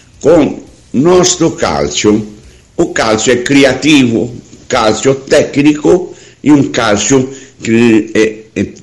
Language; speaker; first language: Italian; non-native, learner; Portuguese